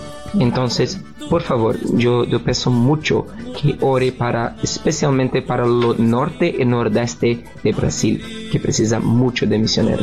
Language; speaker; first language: Spanish; non-native, learner; Portuguese